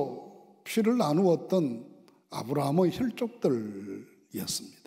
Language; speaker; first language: Korean; native; Korean